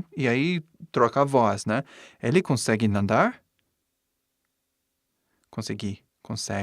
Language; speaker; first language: Portuguese; non-native, fluent; English